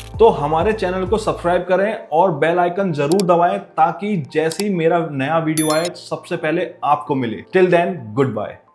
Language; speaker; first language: Hindi; native; Hindi